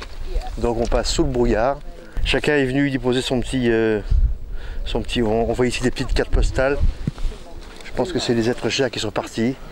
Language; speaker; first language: French; native; French